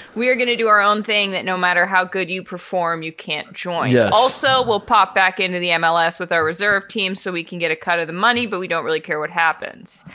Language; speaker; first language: English; native; English